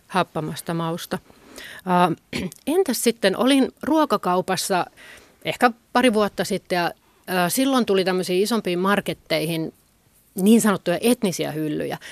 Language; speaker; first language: Finnish; native; Finnish